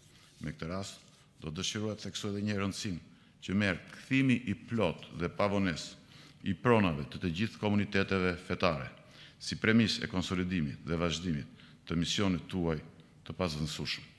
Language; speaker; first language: Albanian; native; Albanian